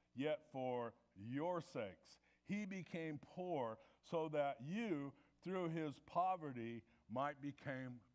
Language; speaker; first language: English; native; English